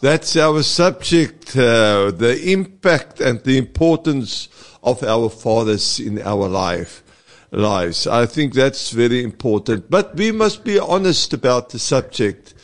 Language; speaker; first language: English; non-native, local second language; Afrikaans